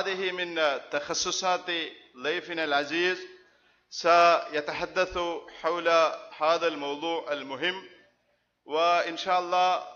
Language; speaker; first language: Arabic; non-native, fluent; Malayalam